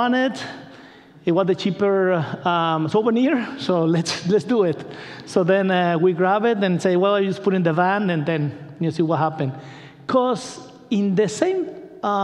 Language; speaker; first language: English; non-native, learner; Spanish